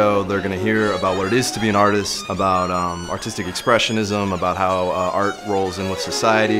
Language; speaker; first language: English; native; English